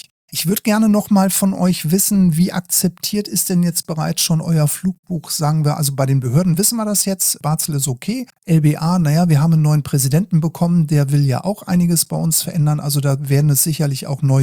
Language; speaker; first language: German; native; German